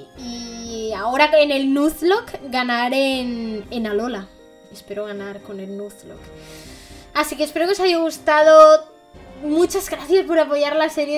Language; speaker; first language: Spanish; native; Spanish